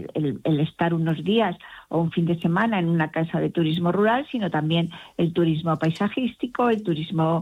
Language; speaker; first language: Spanish; native; Spanish